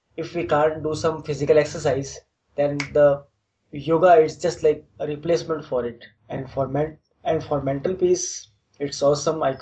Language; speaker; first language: English; non-native, local second language; Hindi